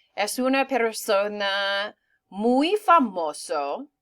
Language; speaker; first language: Spanish; non-native, fluent; English